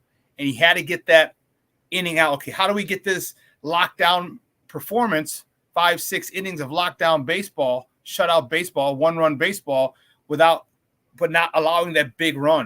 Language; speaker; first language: English; native; English